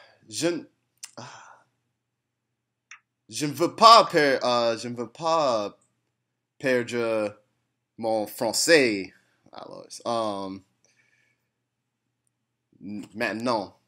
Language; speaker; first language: French; non-native, learner; English